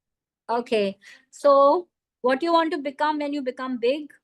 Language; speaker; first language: English; non-native, fluent; Hindi